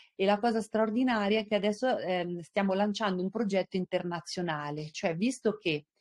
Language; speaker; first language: Italian; native; Italian